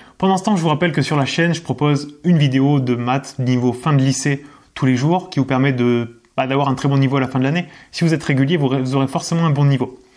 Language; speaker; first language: French; native; French